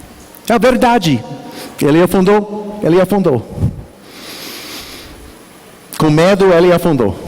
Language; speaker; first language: Portuguese; non-native, learner; English